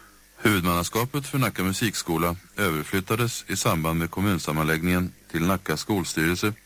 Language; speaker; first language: Swedish; native; Swedish